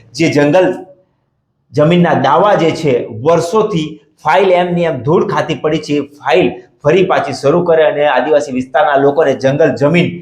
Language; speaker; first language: Gujarati; native; Gujarati